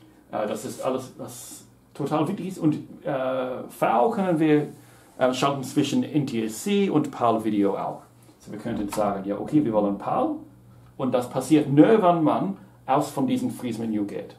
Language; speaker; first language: German; non-native, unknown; English